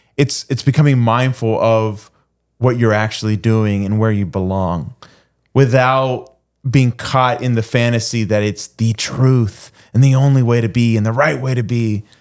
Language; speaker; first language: English; early bilingual, other home language; Spanish